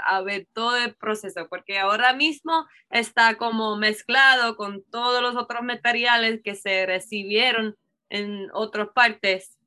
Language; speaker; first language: Spanish; non-native, learner; English